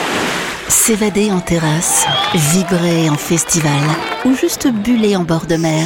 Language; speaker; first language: French; native; French